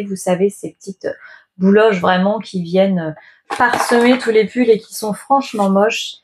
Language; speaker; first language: French; native; French